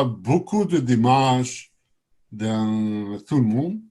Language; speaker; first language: French; non-native, learner; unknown